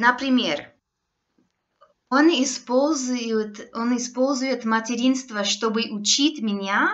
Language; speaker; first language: Russian; non-native, fluent; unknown